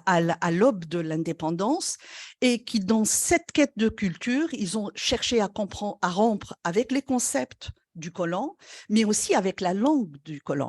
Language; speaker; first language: French; non-native, local second language; Arabic